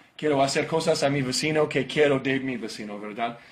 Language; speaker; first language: Spanish; non-native, learner; English